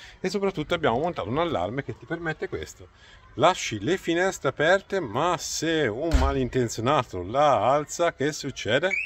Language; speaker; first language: Italian; native; Italian